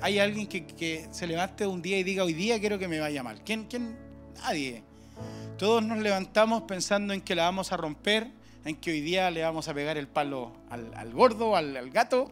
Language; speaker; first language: Spanish; native; Spanish